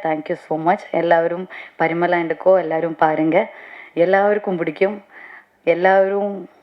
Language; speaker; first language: Tamil; non-native, learner; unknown